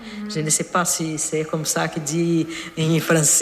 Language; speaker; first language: French; non-native, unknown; Portuguese